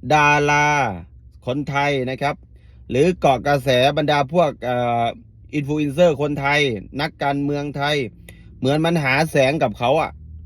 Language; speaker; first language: Thai; native; Thai